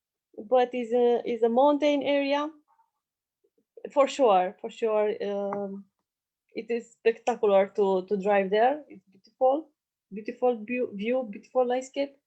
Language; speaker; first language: English; non-native, learner; Romanian